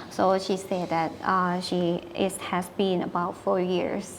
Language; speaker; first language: English; non-native, learner; Thai